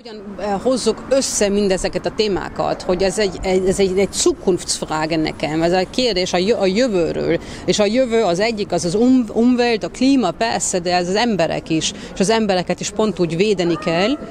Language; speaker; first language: Hungarian; early bilingual, heritage; Hungarian